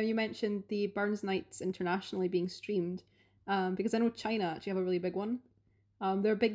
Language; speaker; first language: English; early bilingual, other home language; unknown